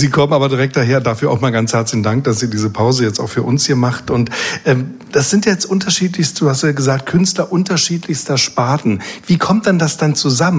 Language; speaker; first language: German; native; German